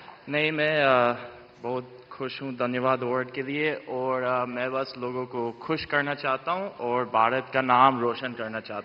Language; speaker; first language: Hindi; non-native, fluent; English